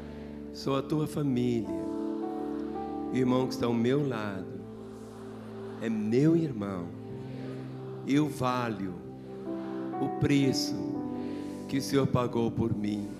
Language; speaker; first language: Portuguese; native; Portuguese